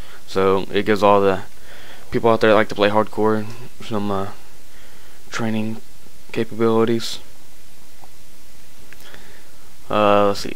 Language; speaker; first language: English; native; English